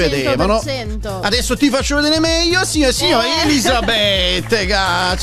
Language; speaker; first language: Italian; native; Italian